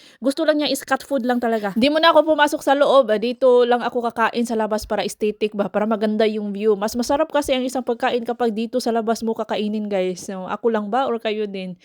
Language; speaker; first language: Filipino; non-native, local second language; Cebuano